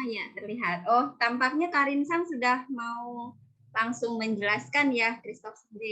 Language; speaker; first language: Indonesian; native; Indonesian